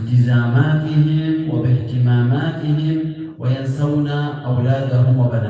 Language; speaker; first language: Arabic; non-native, fluent; Indonesian